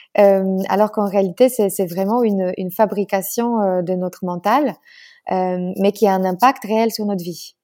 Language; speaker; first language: French; non-native, fluent; Polish